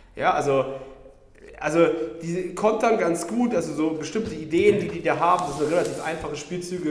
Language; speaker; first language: German; native; German